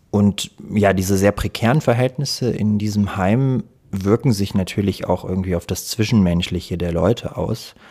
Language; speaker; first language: German; early bilingual, other home language; Russian